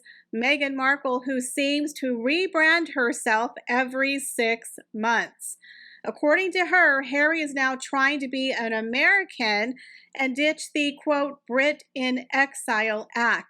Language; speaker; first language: English; native; English